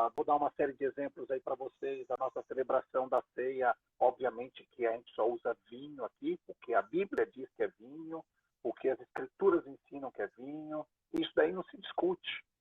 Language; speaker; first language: Portuguese; native; Portuguese